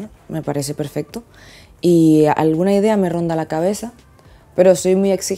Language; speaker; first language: Spanish; native; Spanish